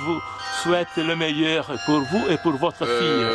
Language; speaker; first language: French; native; French